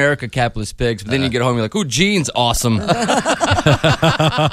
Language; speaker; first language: English; non-native, fluent; Ukrainian